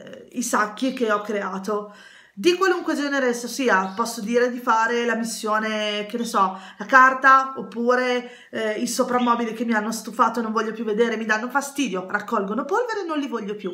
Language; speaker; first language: Italian; native; Italian